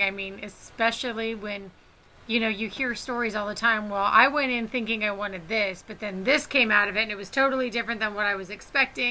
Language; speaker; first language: English; native; English